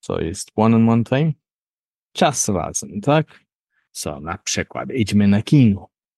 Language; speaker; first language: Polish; non-native, learner; English